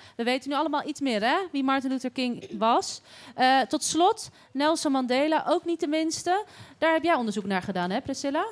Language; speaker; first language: Dutch; native; Dutch